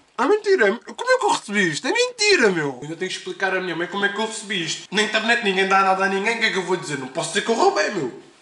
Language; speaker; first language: Portuguese; native; Portuguese